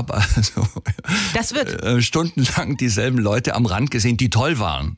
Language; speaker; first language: German; native; German